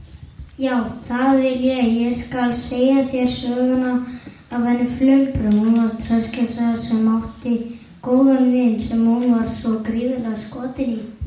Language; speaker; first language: Icelandic; native; Icelandic